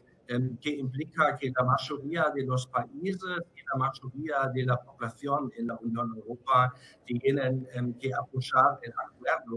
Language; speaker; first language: Spanish; non-native, fluent; German